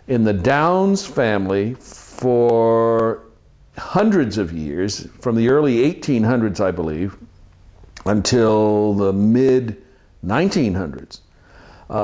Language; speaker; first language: English; native; English